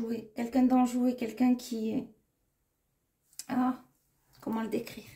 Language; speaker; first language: French; native; French